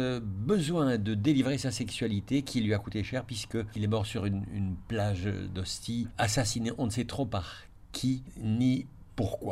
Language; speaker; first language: French; native; French